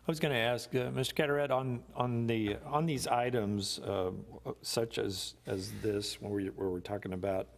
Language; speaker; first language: English; native; English